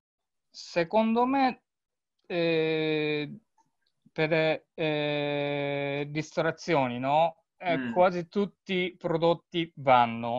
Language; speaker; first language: Italian; non-native, learner; Japanese